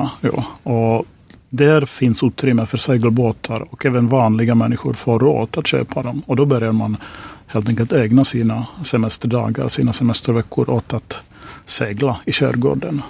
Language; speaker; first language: Swedish; non-native, fluent; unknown